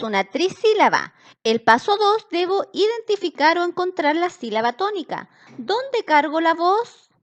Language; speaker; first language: Spanish; native; Spanish